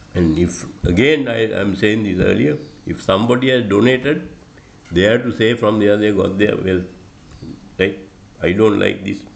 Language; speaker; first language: English; non-native, local second language; Sinhala